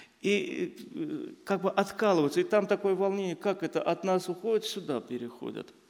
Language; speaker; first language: Russian; non-native, local second language; Azerbaijani